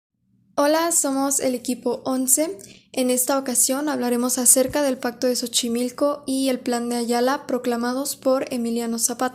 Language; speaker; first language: Spanish; native; Spanish